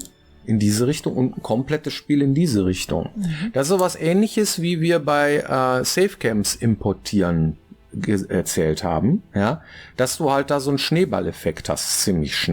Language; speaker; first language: German; native; German